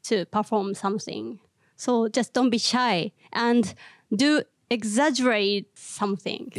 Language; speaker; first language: English; non-native, learner; Japanese